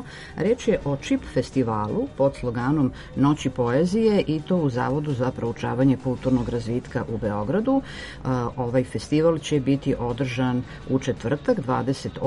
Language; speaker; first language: Serbian; native; Serbian